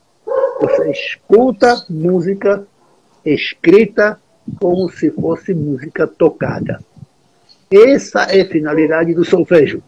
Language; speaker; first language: Portuguese; non-native, fluent; Czech